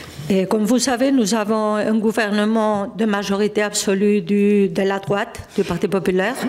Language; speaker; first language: French; non-native, fluent; Spanish